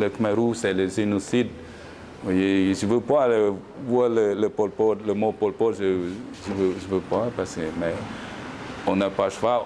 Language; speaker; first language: French; non-native, learner; Khmer